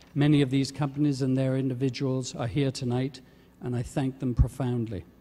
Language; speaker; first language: English; native; English